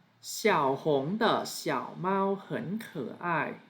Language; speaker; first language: Chinese; non-native, fluent; Thai